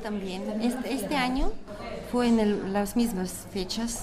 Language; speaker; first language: Spanish; non-native, learner; Bulgarian